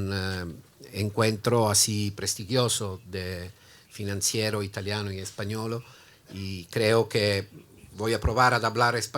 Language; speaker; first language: Spanish; non-native, learner; Italian